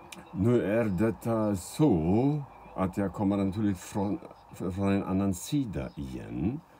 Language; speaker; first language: Swedish; non-native, fluent; German